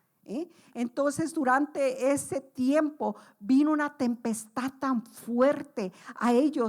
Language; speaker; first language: Spanish; native; Spanish